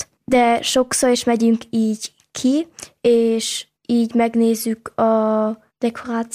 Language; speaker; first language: Hungarian; early bilingual, heritage; German